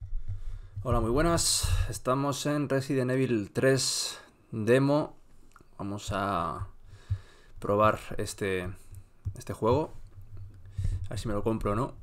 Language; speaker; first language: Spanish; native; Spanish